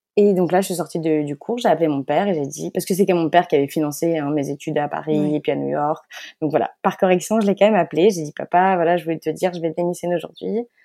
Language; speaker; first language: French; native; French